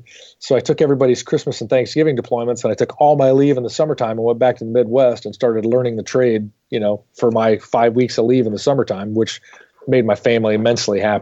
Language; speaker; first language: English; native; English